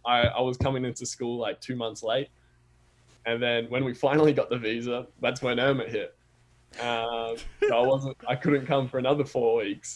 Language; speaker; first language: English; native; English